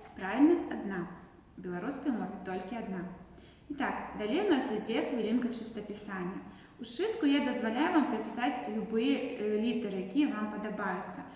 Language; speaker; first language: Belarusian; non-native, local second language; Russian